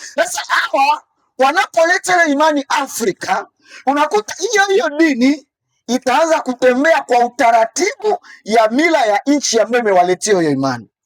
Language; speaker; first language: Swahili; native; Swahili